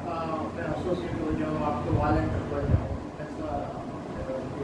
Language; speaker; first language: Hindi; non-native, local second language; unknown